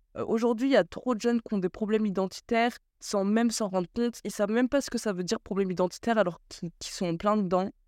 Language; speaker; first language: French; early bilingual, other home language; Bambara